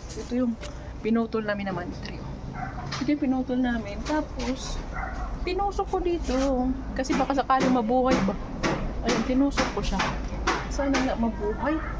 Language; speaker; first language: Filipino; non-native, local second language; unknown